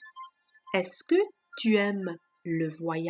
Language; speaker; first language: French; non-native, fluent; Persian